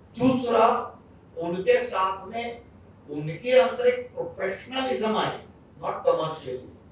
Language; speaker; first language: Hindi; non-native, local second language; Gujarati